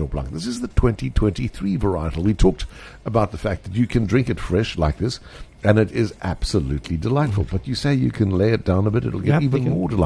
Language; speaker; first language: English; native; English